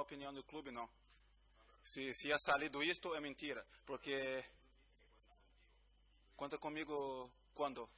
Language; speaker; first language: Spanish; non-native, learner; Portuguese